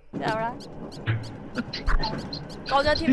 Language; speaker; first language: Chinese; native; Chinese